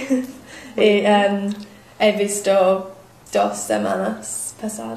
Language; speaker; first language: Spanish; non-native, learner; English